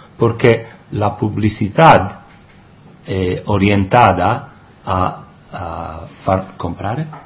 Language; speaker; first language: Italian; native; Italian